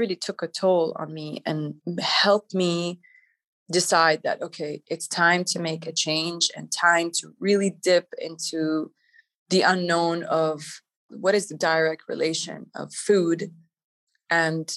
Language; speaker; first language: English; native; English